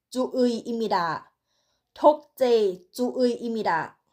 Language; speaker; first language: Korean; non-native, learner; Thai